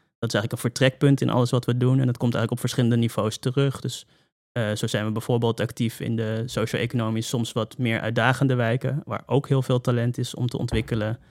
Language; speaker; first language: Dutch; native; Dutch